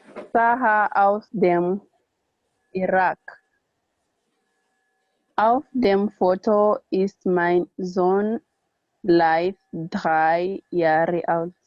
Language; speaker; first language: German; non-native, learner; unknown